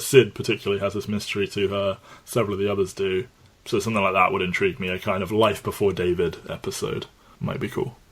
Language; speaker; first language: English; native; English